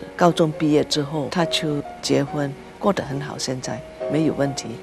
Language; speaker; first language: Chinese; early bilingual, heritage; Chinese